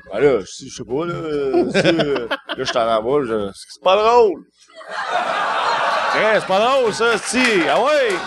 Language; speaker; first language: French; native; French